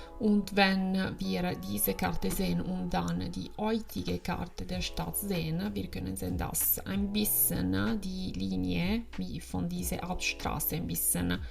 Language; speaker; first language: German; non-native, fluent; Italian